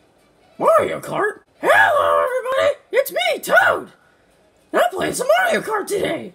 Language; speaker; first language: English; native; English